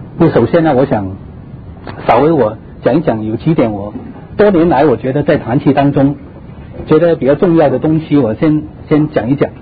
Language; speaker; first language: Chinese; non-native, local second language; Cantonese